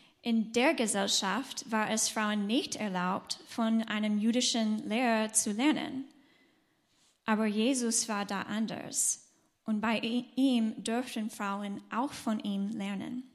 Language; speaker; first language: German; non-native, fluent; English